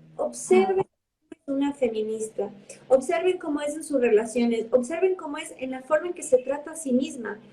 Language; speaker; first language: Spanish; early bilingual, heritage; Spanish